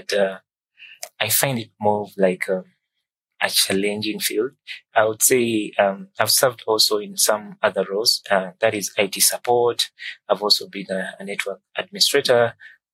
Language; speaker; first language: English; non-native, local second language; Ganda